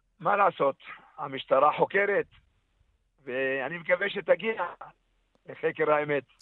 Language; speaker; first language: Hebrew; non-native, local second language; Arabic